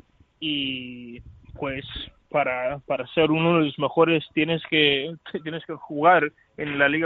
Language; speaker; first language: Spanish; non-native, learner; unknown